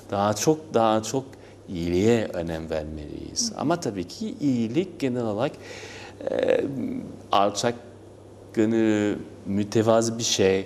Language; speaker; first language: Turkish; non-native, learner; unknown